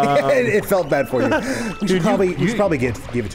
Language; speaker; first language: English; native; English